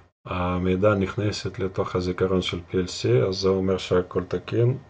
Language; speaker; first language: Hebrew; non-native, fluent; Russian